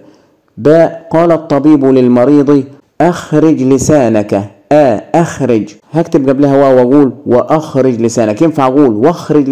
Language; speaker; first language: Arabic; native; Arabic